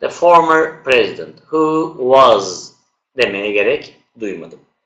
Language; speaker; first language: English; non-native, fluent; Turkish